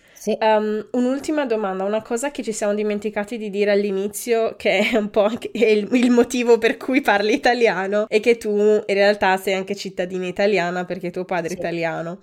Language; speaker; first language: Italian; native; Italian